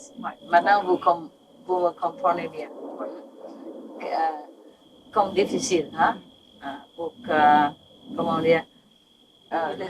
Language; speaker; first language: French; non-native, learner; Vietnamese